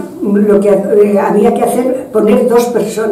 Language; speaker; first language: Spanish; non-native, fluent; French